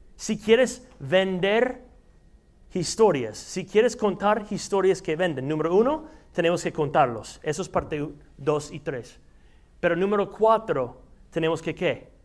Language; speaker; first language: Spanish; non-native, fluent; English